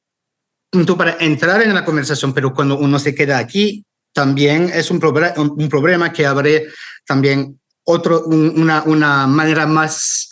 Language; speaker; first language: Spanish; non-native, fluent; French